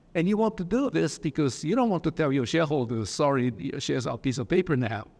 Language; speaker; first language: English; early bilingual, other home language; Japanese